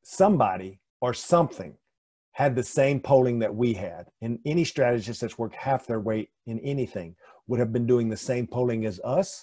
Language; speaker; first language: English; native; English